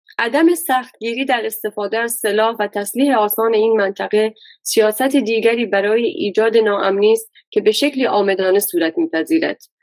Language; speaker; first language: Persian; non-native, local second language; Baluchi